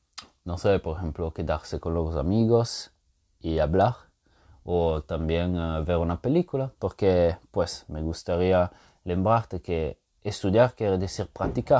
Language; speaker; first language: Spanish; non-native, fluent; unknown